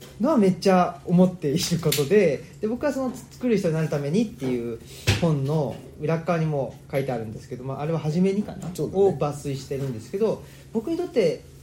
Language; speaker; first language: Japanese; native; Japanese